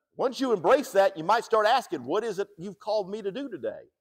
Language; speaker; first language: English; native; English